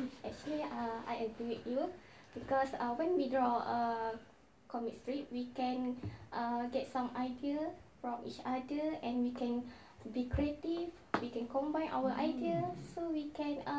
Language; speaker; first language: English; non-native, learner; Malay